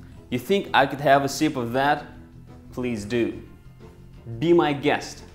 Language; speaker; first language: English; non-native, fluent; Russian